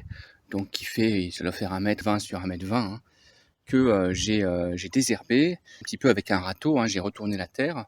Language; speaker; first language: French; native; French